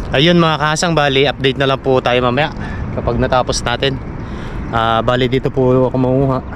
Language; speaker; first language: Filipino; native; Filipino